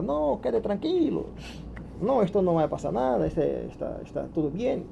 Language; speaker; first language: Spanish; non-native, learner; Portuguese